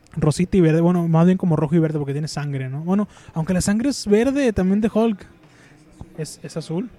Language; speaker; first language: Spanish; native; Spanish